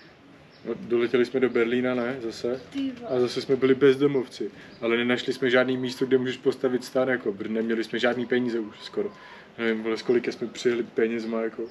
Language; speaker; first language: Czech; native; Czech